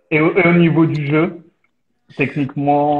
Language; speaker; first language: French; native; French